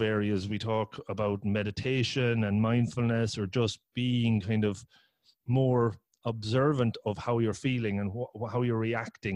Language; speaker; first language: English; native; English